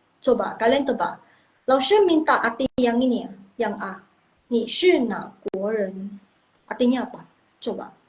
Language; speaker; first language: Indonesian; non-native, local second language; Min Nan Chinese